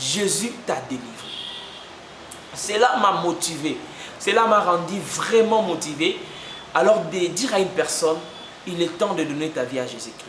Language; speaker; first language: French; non-native, local second language; Lingala